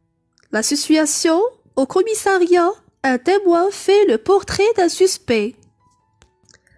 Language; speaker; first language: French; non-native, local second language; Arabic